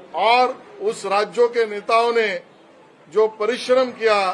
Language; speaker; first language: Hindi; non-native, local second language; Marathi